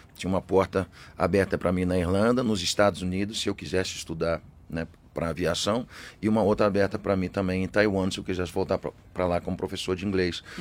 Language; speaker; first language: Portuguese; early bilingual, other home language; English